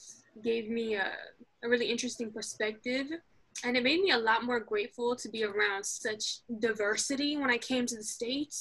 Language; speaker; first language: English; early bilingual, other home language; Arabic